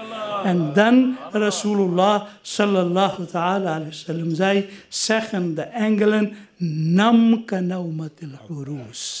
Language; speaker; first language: Dutch; non-native, fluent; Urdu